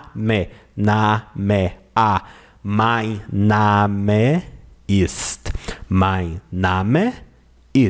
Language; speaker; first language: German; non-native, fluent; Portuguese